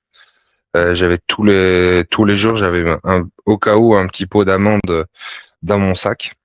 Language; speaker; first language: French; native; French